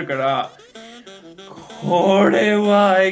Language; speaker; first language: Japanese; non-native, fluent; English